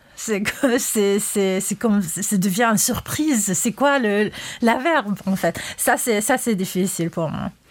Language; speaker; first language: French; non-native, fluent; English